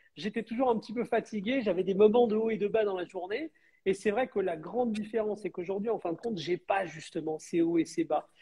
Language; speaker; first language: French; native; French